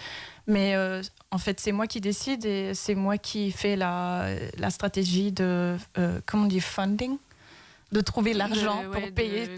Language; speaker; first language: French; early bilingual, heritage; Danish